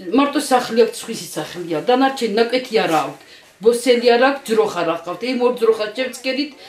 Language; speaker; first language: Georgian; native; Georgian